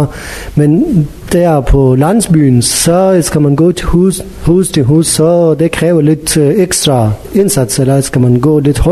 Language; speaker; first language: Danish; non-native, learner; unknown